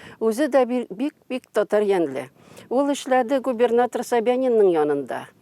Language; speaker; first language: Tatar; native; Tatar